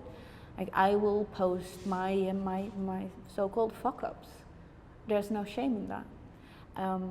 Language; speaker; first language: English; non-native, fluent; Dutch